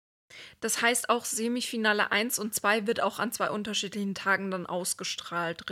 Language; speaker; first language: German; native; German